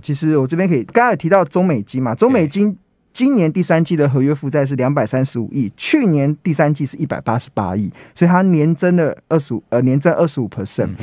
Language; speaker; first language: Chinese; native; Chinese